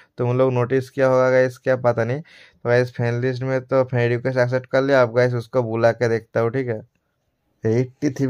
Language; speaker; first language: Hindi; non-native, local second language; Bangla